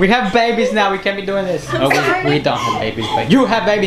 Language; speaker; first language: English; early bilingual, other home language; Spanish